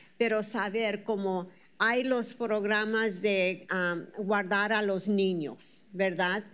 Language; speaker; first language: Spanish; early bilingual, heritage; Spanish